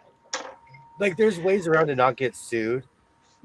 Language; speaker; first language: English; native; English